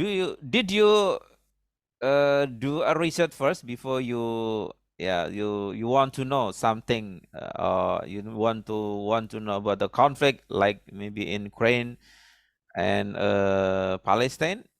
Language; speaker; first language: English; non-native, learner; Indonesian